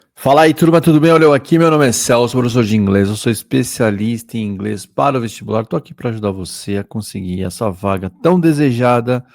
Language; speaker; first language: Portuguese; native; Portuguese